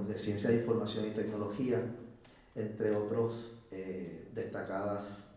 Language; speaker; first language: Spanish; native; Spanish